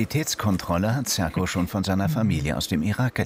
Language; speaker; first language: German; native; German